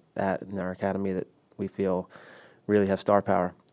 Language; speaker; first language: English; native; English